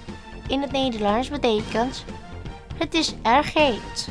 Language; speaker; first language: Dutch; non-native, fluent; Indonesian